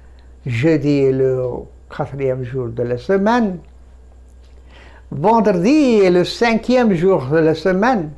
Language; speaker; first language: French; non-native, fluent; Bangla